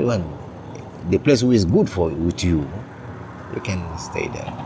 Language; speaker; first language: English; non-native, learner; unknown